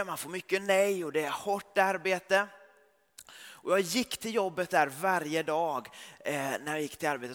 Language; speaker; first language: Swedish; early bilingual, heritage; Swedish